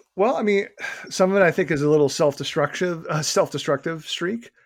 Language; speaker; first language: English; native; English